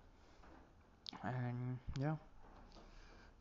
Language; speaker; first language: English; non-native, local second language; Marathi